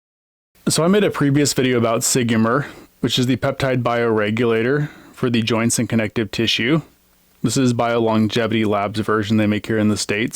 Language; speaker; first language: English; native; English